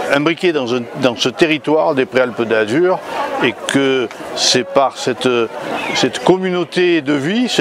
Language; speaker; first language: French; native; French